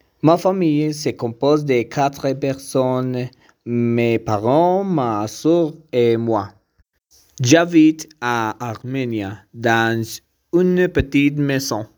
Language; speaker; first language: French; non-native, learner; Spanish